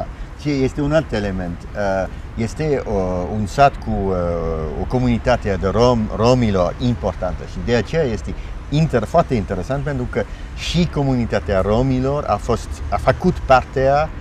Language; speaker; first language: Romanian; non-native, fluent; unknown